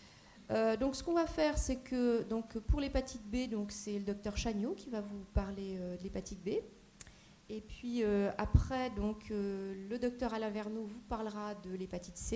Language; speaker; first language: French; native; French